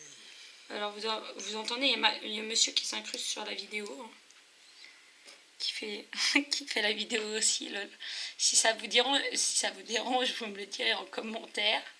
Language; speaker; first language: French; native; French